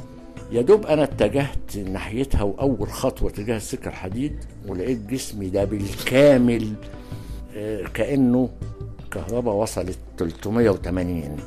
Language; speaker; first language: Arabic; native; Arabic